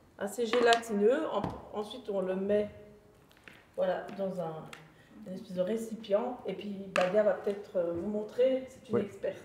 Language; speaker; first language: French; native; French